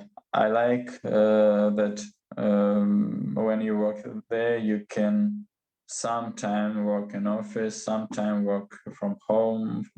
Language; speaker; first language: English; non-native, learner; Russian